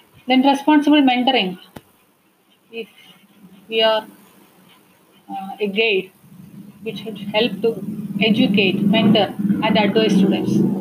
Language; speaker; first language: English; non-native, local second language; Malayalam